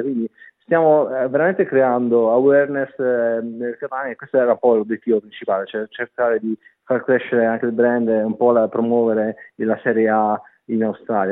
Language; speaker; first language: Italian; native; Italian